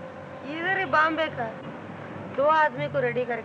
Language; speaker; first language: Hindi; non-native, local second language; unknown